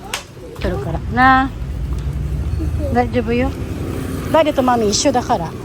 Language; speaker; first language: Japanese; non-native, fluent; Filipino